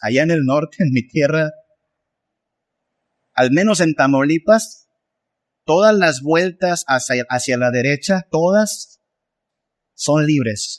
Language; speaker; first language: Spanish; native; Spanish